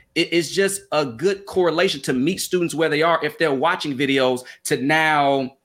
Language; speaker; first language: English; native; English